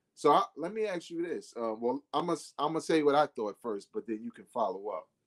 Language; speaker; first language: English; native; English